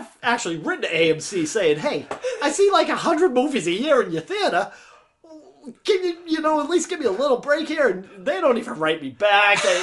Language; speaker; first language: English; native; English